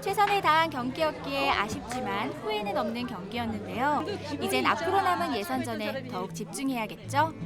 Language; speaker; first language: Korean; native; Korean